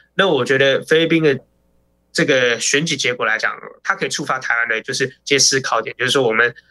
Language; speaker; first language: Chinese; native; Chinese